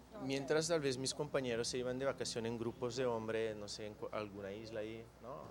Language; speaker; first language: Spanish; non-native, fluent; Portuguese